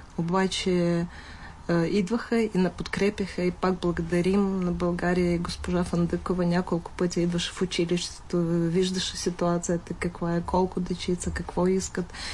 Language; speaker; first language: Bulgarian; early bilingual, heritage; Bulgarian